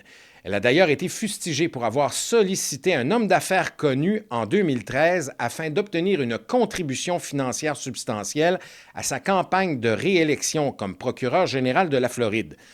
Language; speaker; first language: French; native; French